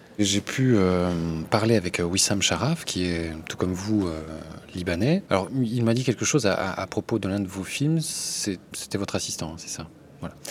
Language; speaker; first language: French; native; French